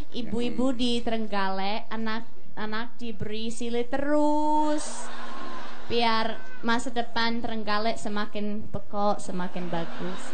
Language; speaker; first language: Indonesian; non-native, fluent; English